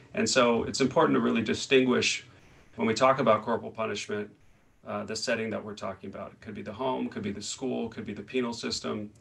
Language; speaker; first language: English; native; English